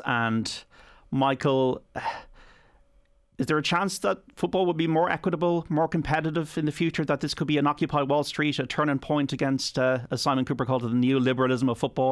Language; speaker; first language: English; native; English